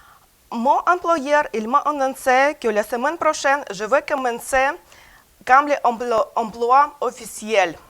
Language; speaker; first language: French; non-native, learner; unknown